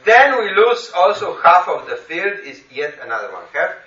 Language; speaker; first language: English; non-native, fluent; Slovenian